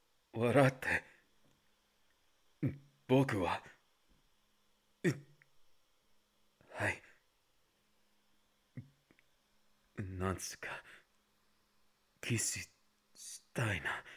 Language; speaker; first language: Japanese; non-native, learner; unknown